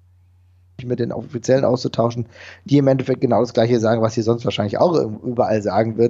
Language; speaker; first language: German; native; German